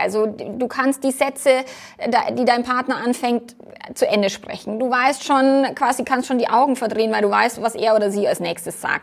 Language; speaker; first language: German; native; German